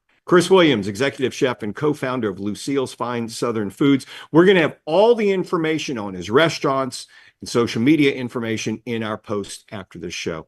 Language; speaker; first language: English; native; English